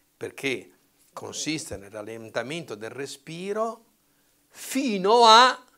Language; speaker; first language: Italian; native; Italian